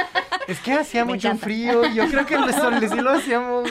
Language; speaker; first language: Spanish; non-native, fluent; English